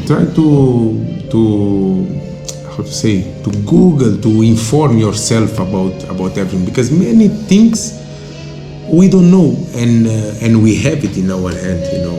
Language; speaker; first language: English; non-native, local second language; Kabuverdianu